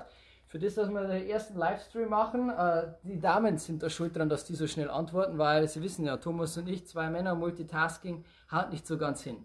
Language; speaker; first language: German; native; German